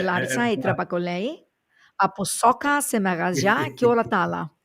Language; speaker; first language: Greek; early bilingual, heritage; English